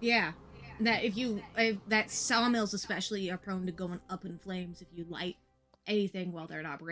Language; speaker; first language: English; native; English